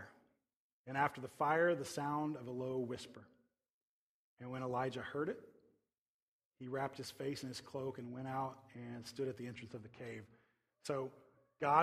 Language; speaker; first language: English; native; English